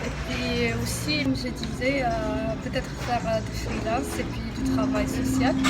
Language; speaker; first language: French; non-native, local second language; Arabic